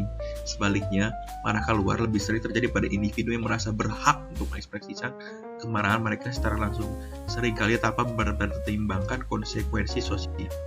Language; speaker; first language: Indonesian; native; Indonesian